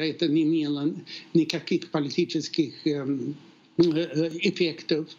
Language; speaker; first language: Russian; non-native, fluent; Swedish